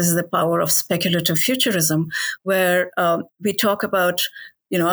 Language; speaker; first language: English; non-native, local second language; Hindi